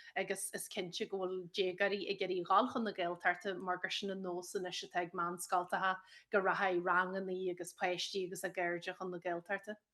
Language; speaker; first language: Irish; native; Irish